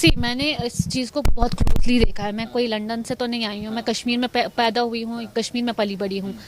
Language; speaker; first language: Hindi; non-native, local second language; Kashmiri